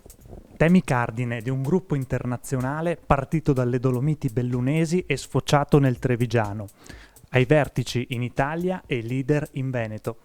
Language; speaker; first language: Italian; native; Italian